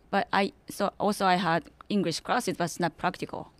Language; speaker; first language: English; non-native, learner; Japanese